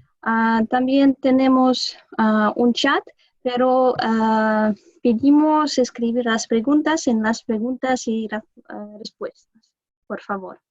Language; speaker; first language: Spanish; non-native, fluent; Russian